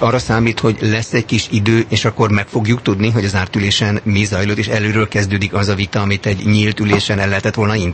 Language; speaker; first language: Hungarian; native; Hungarian